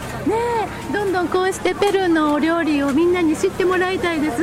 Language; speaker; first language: Japanese; native; Japanese